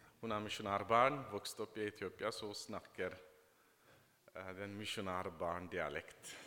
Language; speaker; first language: Norwegian; non-native, fluent; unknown